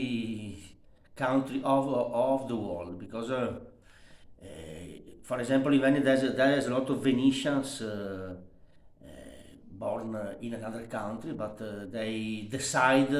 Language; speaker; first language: English; non-native, learner; Italian